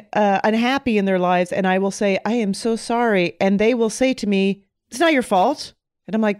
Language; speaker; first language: English; native; English